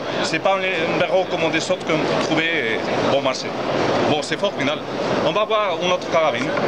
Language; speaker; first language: French; non-native, fluent; Spanish